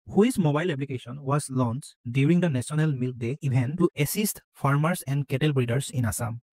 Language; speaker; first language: English; non-native, local second language; Assamese